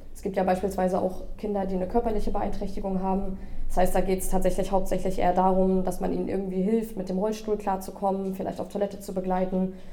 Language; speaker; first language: German; native; German